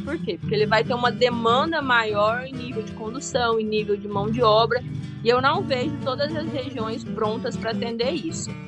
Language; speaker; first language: Portuguese; native; Portuguese